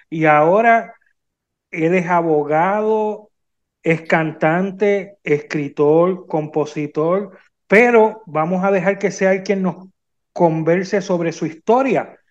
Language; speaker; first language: Spanish; native; Spanish